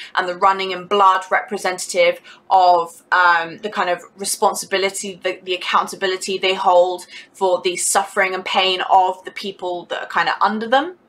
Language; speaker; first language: English; native; English